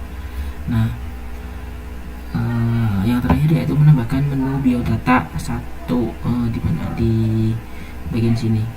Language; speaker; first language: Indonesian; native; Indonesian